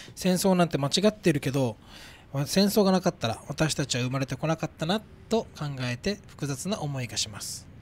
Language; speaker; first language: Japanese; native; Japanese